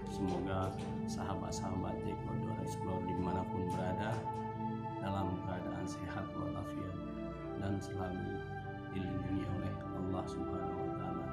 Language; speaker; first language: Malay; non-native, local second language; Achinese